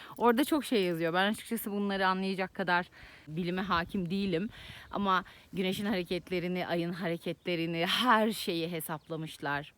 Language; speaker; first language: Turkish; native; Turkish